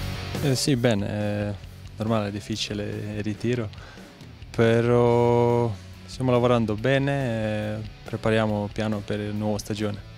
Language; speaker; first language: Italian; non-native, learner; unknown